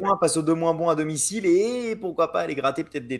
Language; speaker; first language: French; native; French